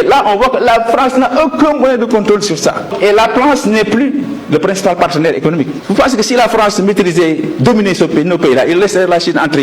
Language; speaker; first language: French; non-native, local second language; Wolof